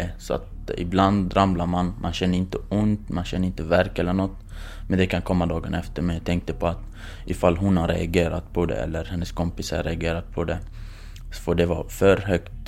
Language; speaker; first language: Swedish; non-native, fluent; Kurdish